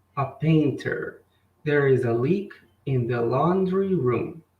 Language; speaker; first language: English; non-native, fluent; Portuguese